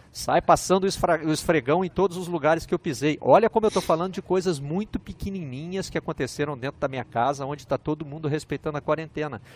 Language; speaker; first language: Portuguese; native; Portuguese